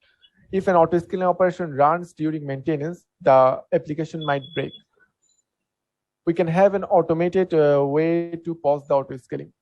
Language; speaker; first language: English; non-native, local second language; Bangla